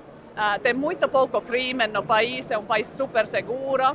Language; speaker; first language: Portuguese; non-native, fluent; Finnish